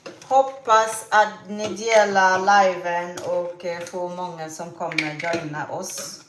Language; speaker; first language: Swedish; non-native, fluent; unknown